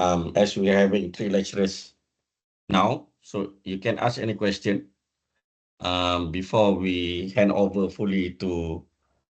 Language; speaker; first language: English; non-native, local second language; Malay